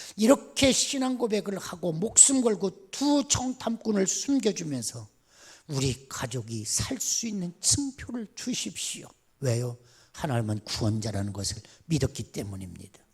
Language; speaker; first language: Korean; native; Korean